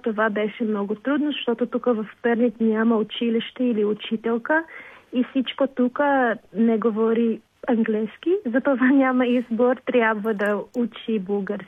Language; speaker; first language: Bulgarian; non-native, learner; Filipino